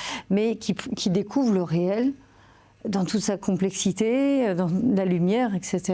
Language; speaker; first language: French; native; French